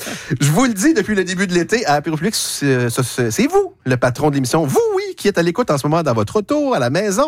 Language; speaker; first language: French; native; French